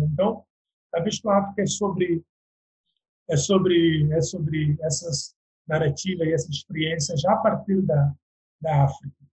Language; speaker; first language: Portuguese; non-native, local second language; Upper Guinea Crioulo